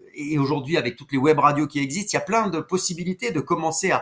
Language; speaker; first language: French; native; French